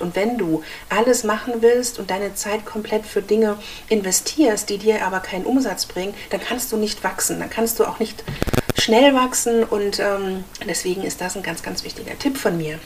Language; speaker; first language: German; native; German